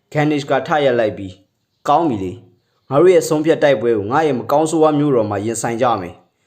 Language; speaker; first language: Burmese; native; Burmese